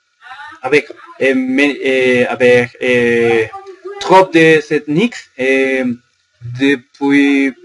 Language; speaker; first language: French; non-native, learner; Spanish